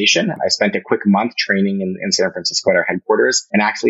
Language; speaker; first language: English; native; English